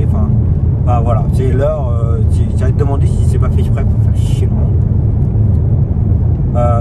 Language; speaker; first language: French; native; French